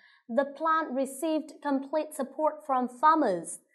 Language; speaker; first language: English; non-native, fluent; Vietnamese